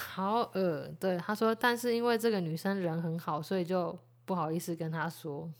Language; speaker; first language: Chinese; native; Chinese